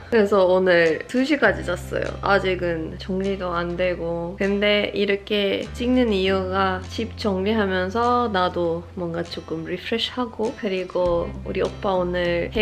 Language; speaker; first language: Korean; non-native, fluent; Swedish